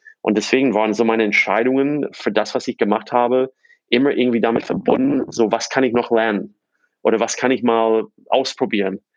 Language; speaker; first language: German; non-native, fluent; English